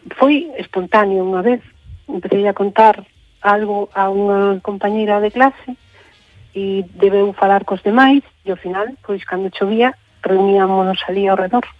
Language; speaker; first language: Galician; native; Galician